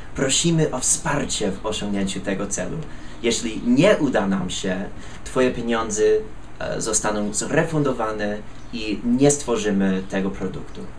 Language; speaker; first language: Polish; non-native, fluent; English